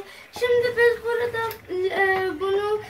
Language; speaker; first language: Turkish; non-native, learner; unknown